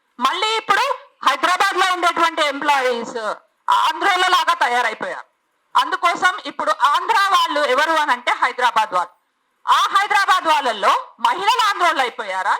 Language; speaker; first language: Telugu; native; Telugu